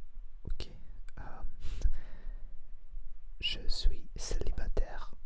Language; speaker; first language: French; non-native, learner; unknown